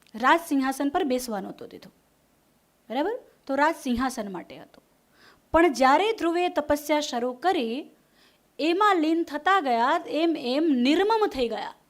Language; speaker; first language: Gujarati; non-native, local second language; Hindi